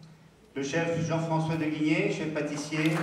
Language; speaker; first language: French; native; French